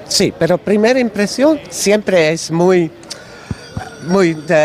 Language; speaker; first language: Spanish; non-native, learner; Dutch